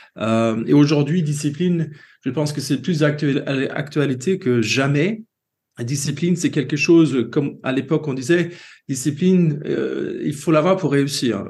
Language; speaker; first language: French; non-native, fluent; Swedish